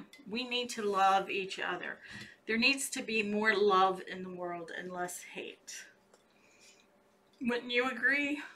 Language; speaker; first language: English; native; English